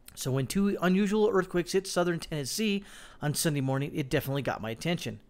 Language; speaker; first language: English; native; English